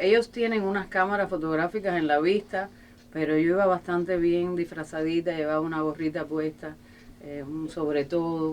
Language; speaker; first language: Spanish; native; Spanish